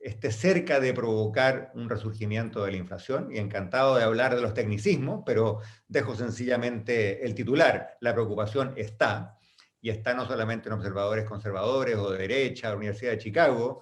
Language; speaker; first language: Spanish; native; Spanish